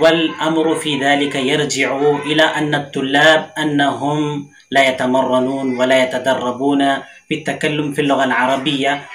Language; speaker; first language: Arabic; non-native, fluent; Urdu